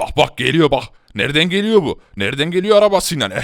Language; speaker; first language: Turkish; native; Turkish